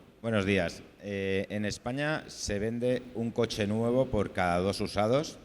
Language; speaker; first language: Spanish; native; Spanish